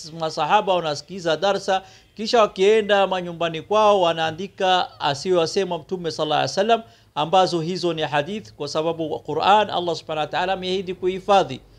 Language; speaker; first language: Swahili; native; Swahili